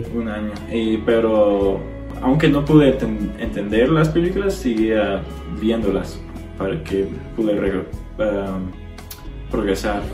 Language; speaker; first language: Spanish; non-native, fluent; English